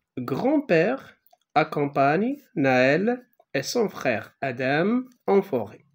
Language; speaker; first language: French; non-native, local second language; Arabic